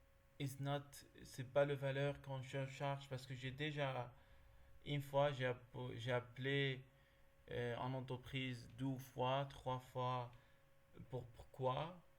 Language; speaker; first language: French; non-native, learner; Arabic